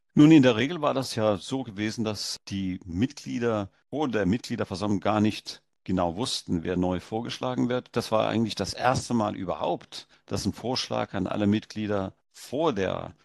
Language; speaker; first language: German; early bilingual, heritage; German